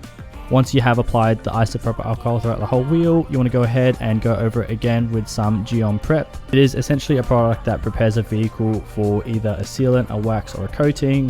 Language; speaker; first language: English; native; English